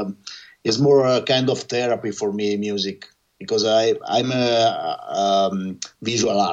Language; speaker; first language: English; non-native, learner; Italian